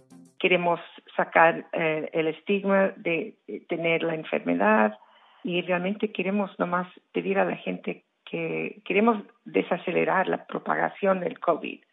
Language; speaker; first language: Spanish; early bilingual, heritage; Spanish